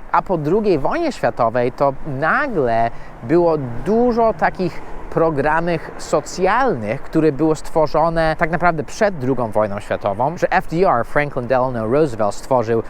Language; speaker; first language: Polish; non-native, fluent; English